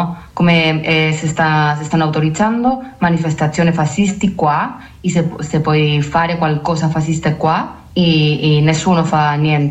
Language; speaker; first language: Italian; non-native, learner; Spanish